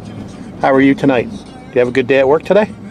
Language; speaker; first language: English; native; English